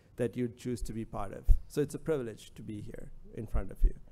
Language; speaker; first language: English; non-native, local second language; Sinhala